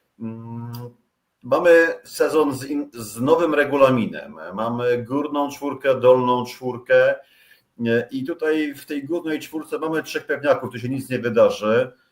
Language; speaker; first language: Polish; native; Polish